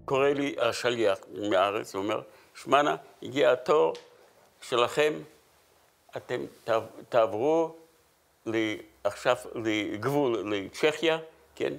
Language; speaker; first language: Hebrew; non-native, fluent; Yiddish